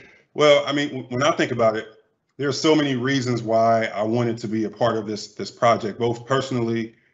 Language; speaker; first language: English; native; English